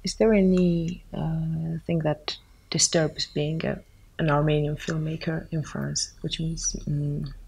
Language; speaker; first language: English; non-native, fluent; Armenian